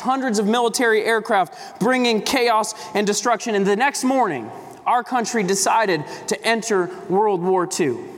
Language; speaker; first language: English; native; English